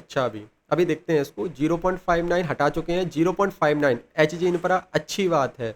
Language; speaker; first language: Hindi; native; Hindi